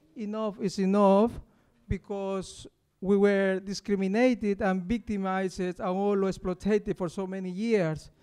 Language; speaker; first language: English; non-native, fluent; Spanish